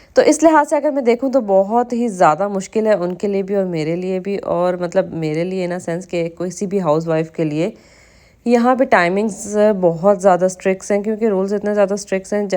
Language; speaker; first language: Urdu; native; Urdu